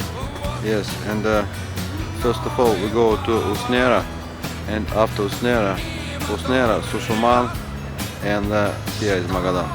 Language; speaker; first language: English; non-native, learner; Russian